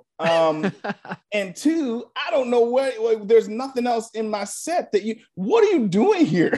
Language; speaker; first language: English; native; English